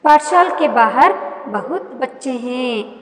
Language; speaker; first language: Hindi; non-native, local second language; Kannada